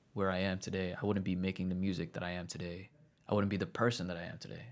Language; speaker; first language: English; native; English